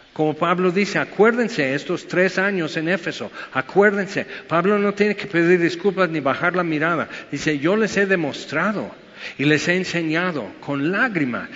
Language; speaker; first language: Spanish; non-native, fluent; English